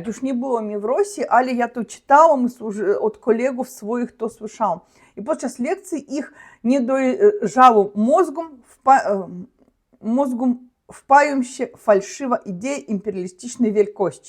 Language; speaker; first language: Polish; non-native, learner; Russian